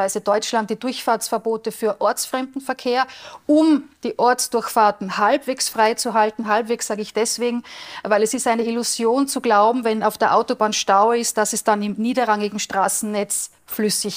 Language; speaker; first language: German; native; German